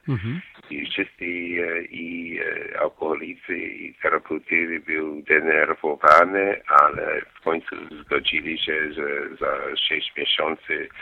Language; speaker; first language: Polish; non-native, learner; English